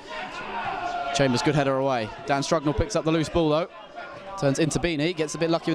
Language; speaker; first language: English; native; English